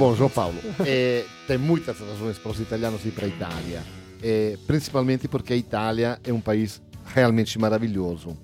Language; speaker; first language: Portuguese; non-native, fluent; Italian